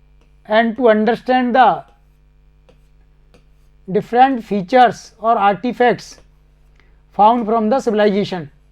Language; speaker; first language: English; non-native, local second language; Hindi